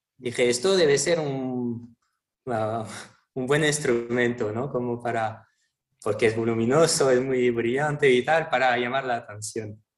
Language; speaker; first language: Spanish; non-native, fluent; French